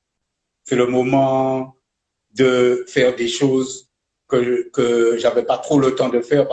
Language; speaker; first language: French; native; French